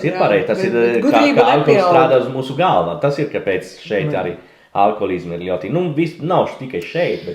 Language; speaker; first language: Latvian; non-native, learner; Italian